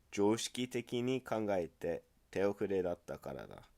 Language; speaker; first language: Japanese; non-native, fluent; English